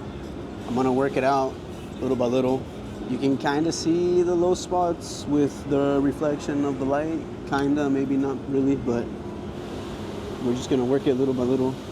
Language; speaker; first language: English; native; English